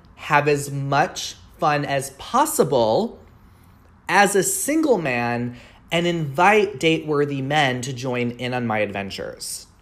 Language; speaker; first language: English; native; English